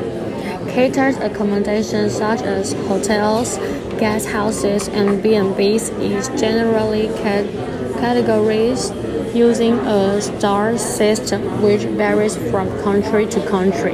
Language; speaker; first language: English; non-native, learner; Chinese